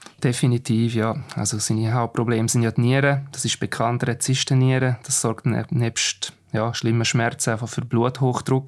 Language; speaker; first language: German; native; German